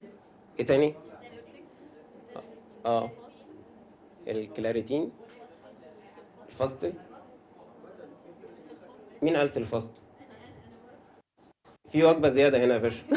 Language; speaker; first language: Arabic; native; Arabic